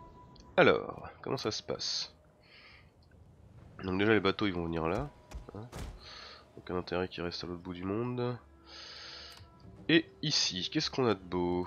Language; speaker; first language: French; native; French